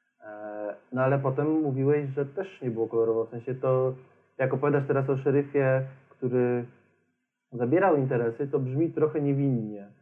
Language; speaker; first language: Polish; native; Polish